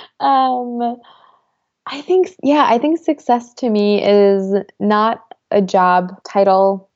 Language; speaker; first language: English; early bilingual, other home language; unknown